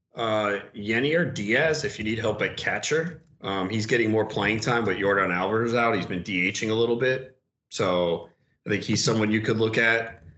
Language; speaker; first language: English; native; English